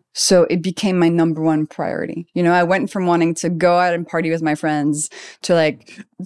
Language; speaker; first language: English; non-native, fluent; French